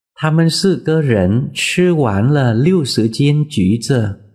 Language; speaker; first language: Chinese; non-native, fluent; Vietnamese